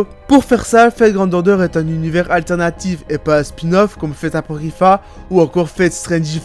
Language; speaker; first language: French; native; French